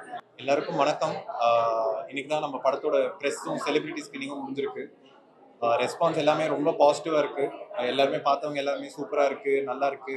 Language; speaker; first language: Tamil; native; Tamil